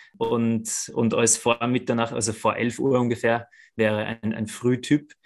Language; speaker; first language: German; native; German